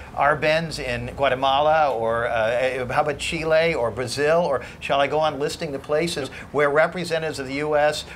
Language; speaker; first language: English; native; English